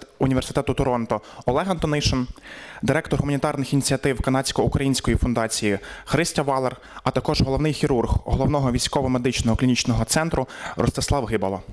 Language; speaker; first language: Ukrainian; native; Ukrainian